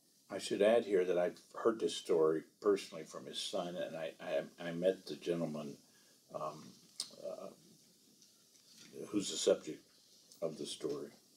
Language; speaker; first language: English; native; English